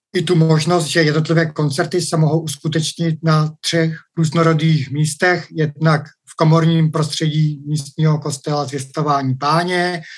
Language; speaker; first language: Czech; native; Czech